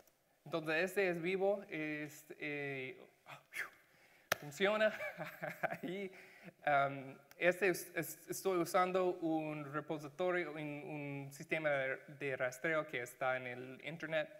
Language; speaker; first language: Spanish; non-native, learner; English